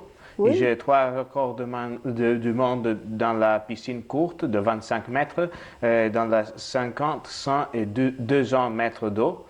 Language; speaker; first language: French; non-native, learner; Italian